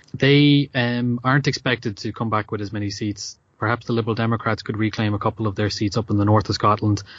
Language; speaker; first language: English; native; English